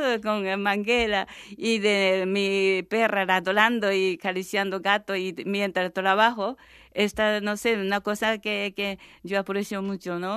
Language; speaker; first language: Spanish; non-native, fluent; Japanese